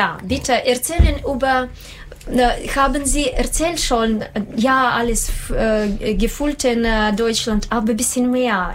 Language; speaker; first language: German; non-native, learner; Russian